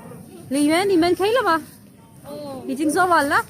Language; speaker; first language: Chinese; non-native, fluent; Urdu